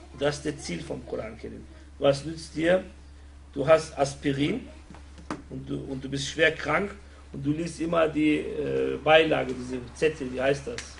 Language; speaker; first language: German; non-native, fluent; Arabic